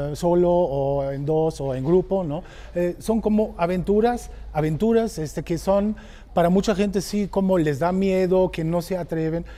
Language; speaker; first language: Spanish; non-native, fluent; German